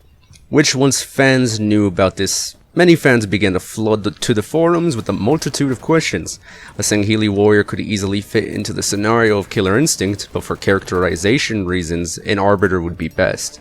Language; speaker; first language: English; native; English